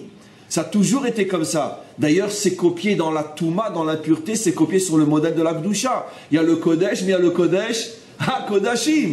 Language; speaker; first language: French; native; French